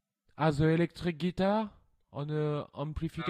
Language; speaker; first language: English; non-native, learner; French